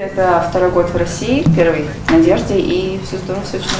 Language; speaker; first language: Russian; non-native, learner; English